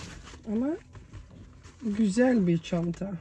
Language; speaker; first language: Turkish; early bilingual, heritage; Turkish